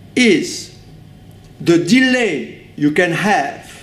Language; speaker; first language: English; non-native, fluent; French